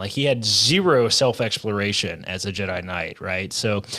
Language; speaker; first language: English; native; English